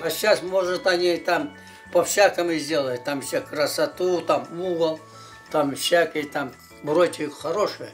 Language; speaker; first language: Russian; non-native, local second language; Yakut